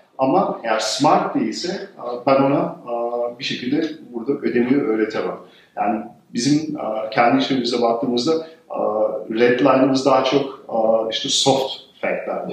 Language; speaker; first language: Turkish; early bilingual, heritage; Turkish